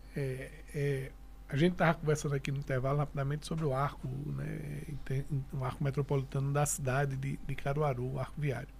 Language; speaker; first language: Portuguese; native; Portuguese